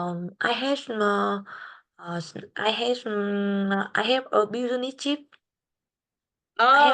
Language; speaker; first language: English; non-native, learner; Vietnamese